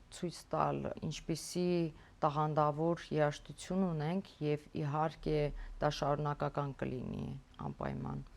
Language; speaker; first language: Armenian; native; Armenian